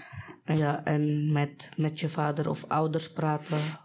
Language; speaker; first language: Dutch; non-native, learner; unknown